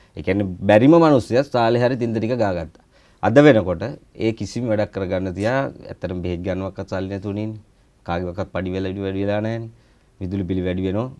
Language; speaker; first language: Sinhala; native; Sinhala